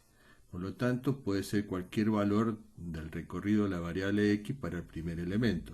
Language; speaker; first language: Spanish; native; Spanish